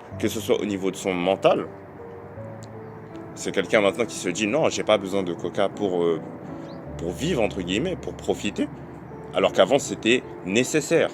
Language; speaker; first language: French; native; French